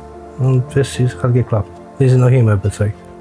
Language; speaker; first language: German; non-native, fluent; Croatian